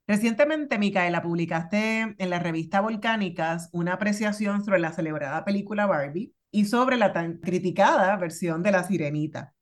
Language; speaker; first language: Spanish; native; Spanish